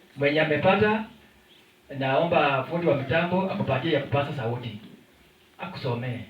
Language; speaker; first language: Swahili; non-native, local second language; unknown